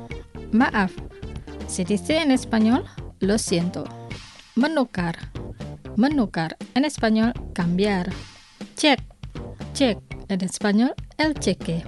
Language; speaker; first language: Spanish; non-native, fluent; Indonesian